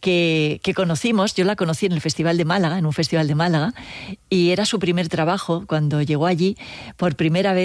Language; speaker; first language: Spanish; native; Spanish